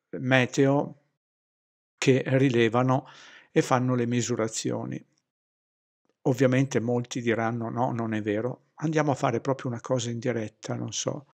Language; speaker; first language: Italian; native; Italian